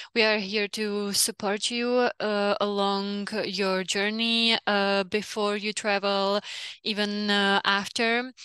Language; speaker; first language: English; non-native, fluent; Czech